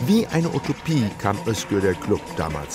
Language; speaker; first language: German; native; German